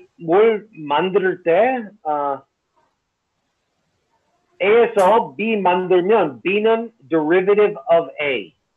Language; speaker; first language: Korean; non-native, fluent; English